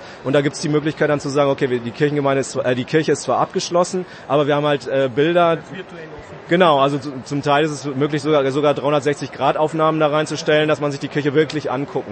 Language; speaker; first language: German; native; German